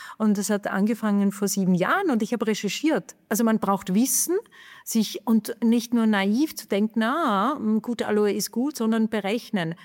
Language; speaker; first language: German; non-native, fluent; Czech